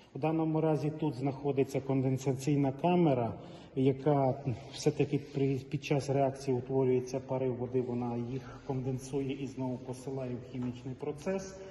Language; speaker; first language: Ukrainian; native; Ukrainian